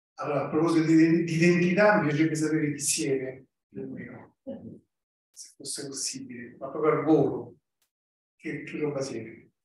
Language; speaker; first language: Italian; native; Italian